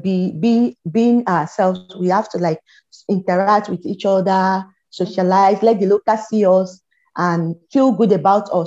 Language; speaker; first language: English; non-native, local second language; Yoruba